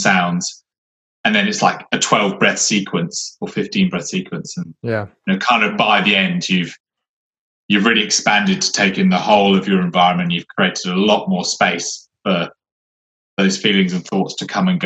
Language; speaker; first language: English; native; English